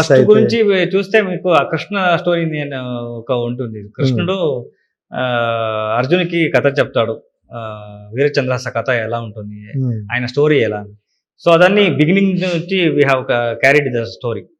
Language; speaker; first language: Telugu; non-native, learner; Kannada